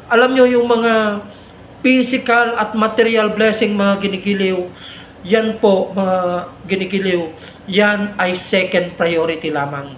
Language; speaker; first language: Filipino; native; Filipino